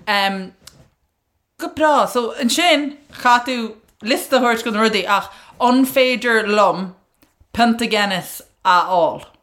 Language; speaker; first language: Irish; non-native, local second language; English